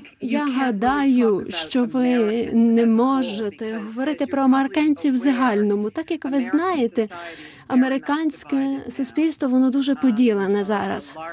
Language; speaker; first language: Ukrainian; non-native, fluent; English